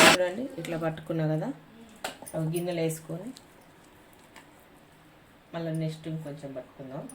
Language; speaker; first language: Telugu; native; Telugu